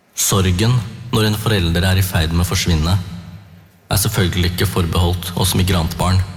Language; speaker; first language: Norwegian; early bilingual, other home language; Tamil